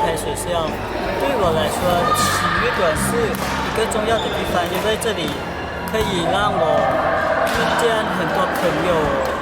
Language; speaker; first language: Chinese; non-native, fluent; Lao